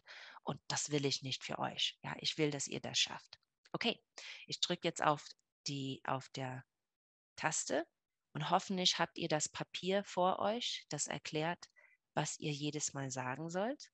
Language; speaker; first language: German; non-native, fluent; English